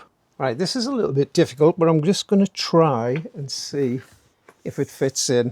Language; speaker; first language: English; native; English